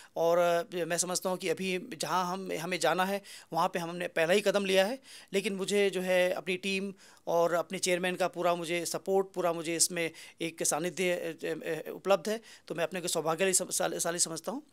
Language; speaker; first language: Hindi; native; Hindi